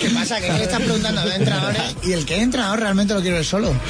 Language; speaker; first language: Spanish; native; Spanish